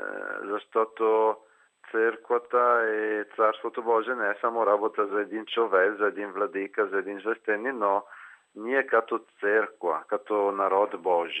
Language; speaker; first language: Bulgarian; non-native, fluent; Italian